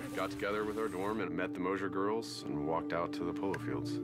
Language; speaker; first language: English; native; English